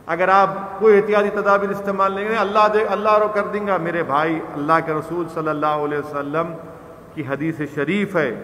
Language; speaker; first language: Hindi; non-native, local second language; Urdu